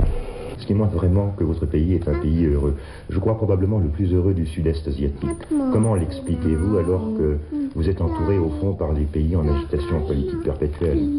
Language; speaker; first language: French; native; French